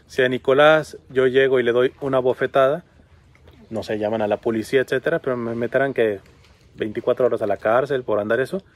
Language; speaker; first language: Spanish; native; Spanish